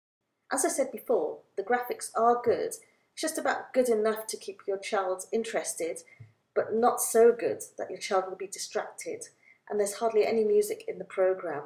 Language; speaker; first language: English; native; English